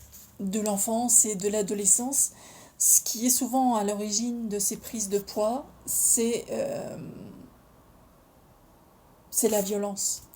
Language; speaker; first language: French; native; French